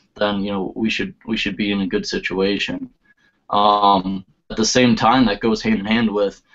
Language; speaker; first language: English; native; English